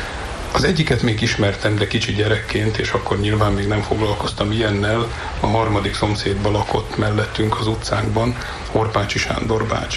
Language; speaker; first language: Hungarian; native; Hungarian